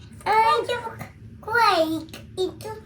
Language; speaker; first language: Dutch; early bilingual, other home language; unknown